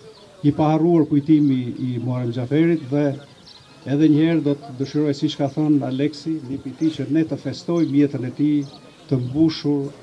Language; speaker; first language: Albanian; native; Albanian